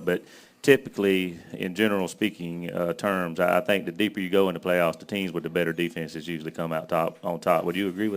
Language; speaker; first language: English; native; English